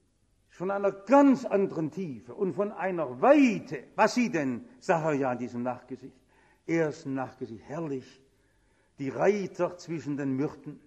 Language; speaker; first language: German; native; German